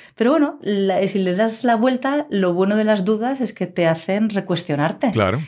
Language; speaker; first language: Spanish; native; Spanish